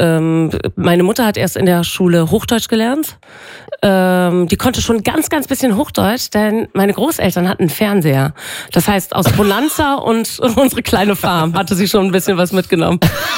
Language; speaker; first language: German; non-native, local second language; Low German